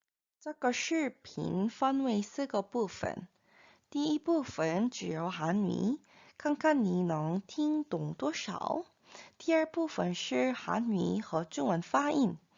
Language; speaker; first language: Chinese; non-native, fluent; Korean